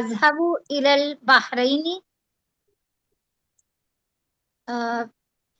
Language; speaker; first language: Arabic; non-native, learner; Urdu